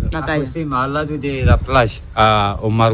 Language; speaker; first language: Spanish; non-native, learner; Arabic